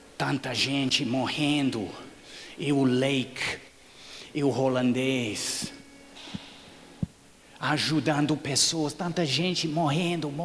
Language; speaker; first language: Portuguese; non-native, fluent; English